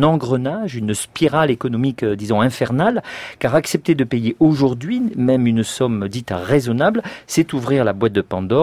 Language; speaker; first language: French; native; French